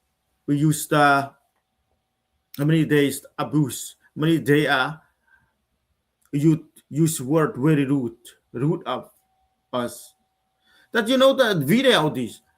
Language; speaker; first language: English; non-native, learner; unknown